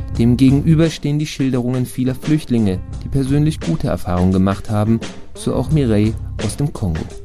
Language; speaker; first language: German; native; German